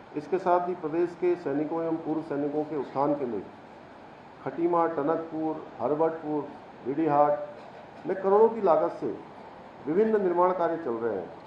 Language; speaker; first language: Hindi; native; Hindi